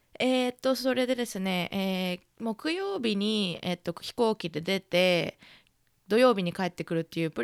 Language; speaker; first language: Japanese; native; Japanese